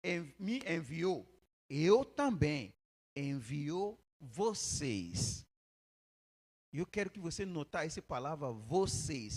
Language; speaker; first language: Portuguese; non-native, learner; Yoruba